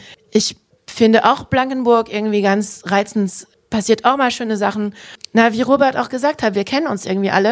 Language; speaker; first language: German; non-native, fluent; French